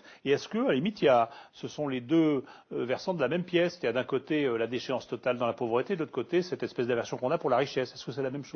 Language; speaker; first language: French; native; French